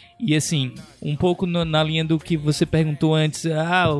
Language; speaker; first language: Portuguese; native; Portuguese